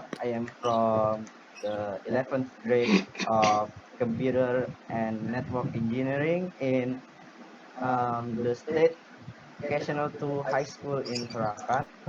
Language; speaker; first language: English; non-native, learner; Indonesian